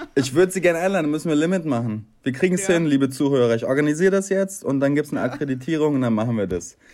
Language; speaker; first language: German; native; German